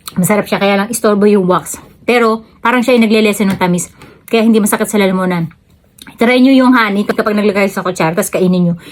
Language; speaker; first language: Filipino; native; Filipino